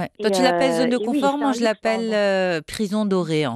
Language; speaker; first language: French; non-native, local second language; Arabic